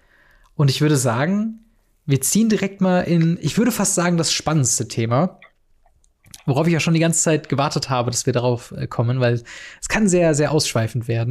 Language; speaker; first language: German; native; German